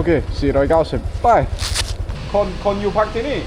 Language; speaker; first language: Thai; non-native, learner; English